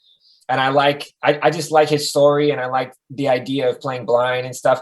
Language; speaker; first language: English; native; English